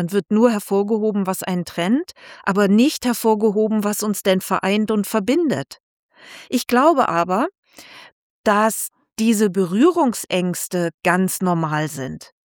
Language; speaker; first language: German; native; German